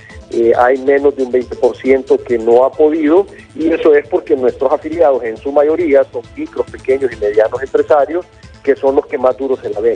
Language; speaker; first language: Spanish; native; Spanish